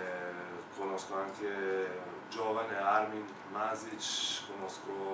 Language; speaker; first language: Italian; non-native, fluent; Slovenian